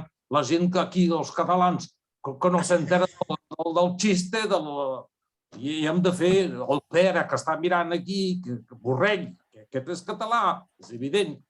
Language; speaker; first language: Catalan; non-native, fluent; Portuguese